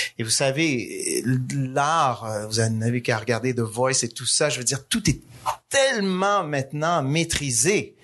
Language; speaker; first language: French; native; French